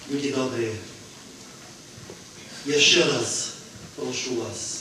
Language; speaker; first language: Ukrainian; non-native, learner; Hungarian